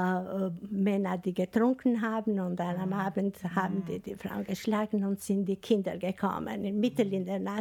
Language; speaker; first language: German; non-native, fluent; Albanian